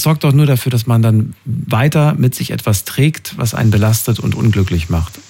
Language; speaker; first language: German; native; German